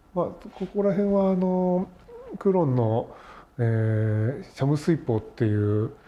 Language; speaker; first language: Japanese; native; Japanese